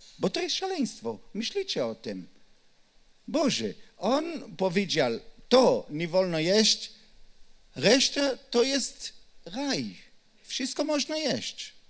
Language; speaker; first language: Polish; non-native, learner; Hebrew